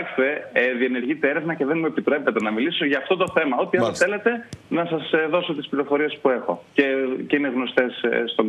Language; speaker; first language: Greek; native; Greek